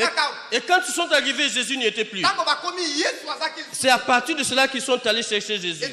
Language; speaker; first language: French; non-native, local second language; Lingala